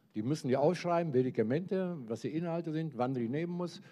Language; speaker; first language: German; native; German